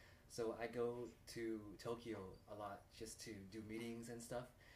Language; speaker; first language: English; native; English